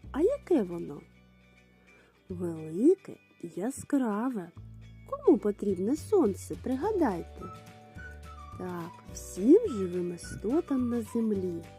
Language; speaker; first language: Ukrainian; native; Ukrainian